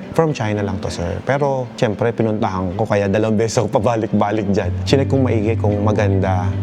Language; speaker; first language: Filipino; native; Filipino